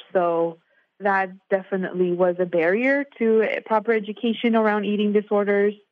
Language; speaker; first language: English; native; English